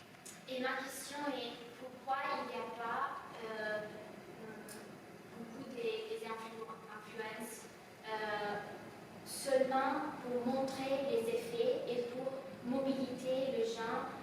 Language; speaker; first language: French; non-native, learner; Italian